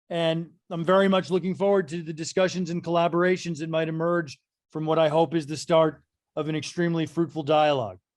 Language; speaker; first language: English; native; English